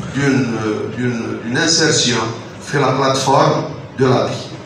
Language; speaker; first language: French; non-native, local second language; Arabic